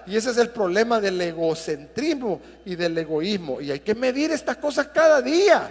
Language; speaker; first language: Spanish; native; Spanish